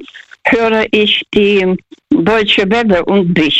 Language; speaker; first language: German; early bilingual, heritage; Russian